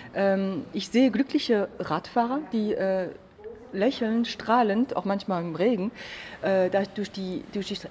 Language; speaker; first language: German; non-native, fluent; French